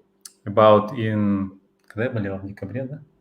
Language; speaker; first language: Russian; native; Russian